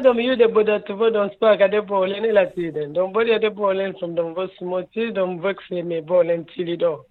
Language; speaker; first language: Swedish; non-native, learner; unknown